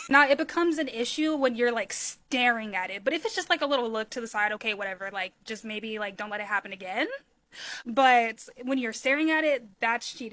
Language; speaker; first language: English; native; English